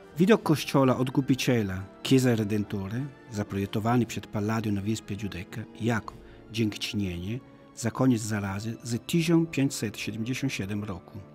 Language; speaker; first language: Polish; non-native, fluent; Italian